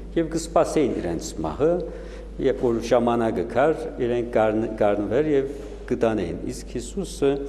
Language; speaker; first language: Armenian; native; Armenian